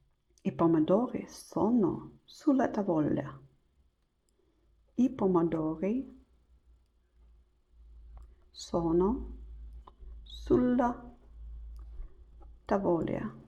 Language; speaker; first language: Italian; non-native, learner; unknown